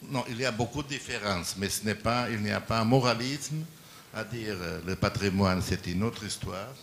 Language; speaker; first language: French; non-native, learner; Portuguese